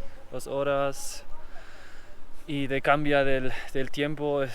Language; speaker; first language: Spanish; non-native, learner; German